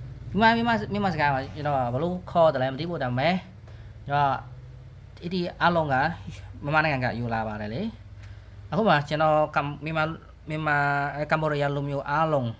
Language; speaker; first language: Burmese; non-native, learner; Khmer